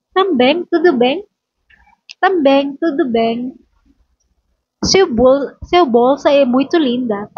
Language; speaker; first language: Portuguese; non-native, learner; Filipino